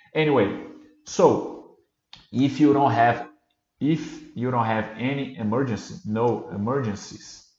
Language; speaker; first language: English; non-native, fluent; Portuguese